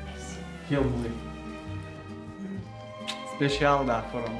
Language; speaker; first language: Dutch; non-native, learner; Lithuanian